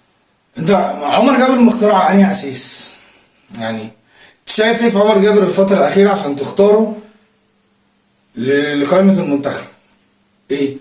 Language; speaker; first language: Arabic; native; Arabic